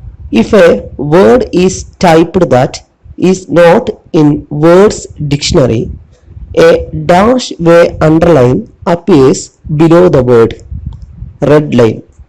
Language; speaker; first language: English; non-native, local second language; Malayalam